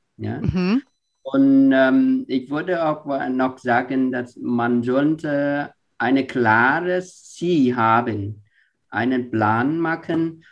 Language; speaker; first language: German; non-native, learner; Vietnamese